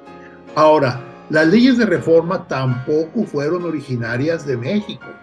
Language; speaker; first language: Spanish; native; Spanish